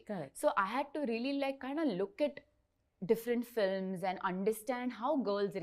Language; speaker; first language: Telugu; non-native, learner; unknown